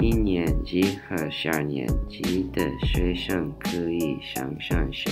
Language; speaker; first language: Chinese; non-native, learner; English